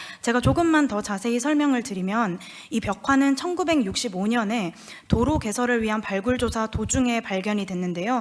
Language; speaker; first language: Korean; native; Korean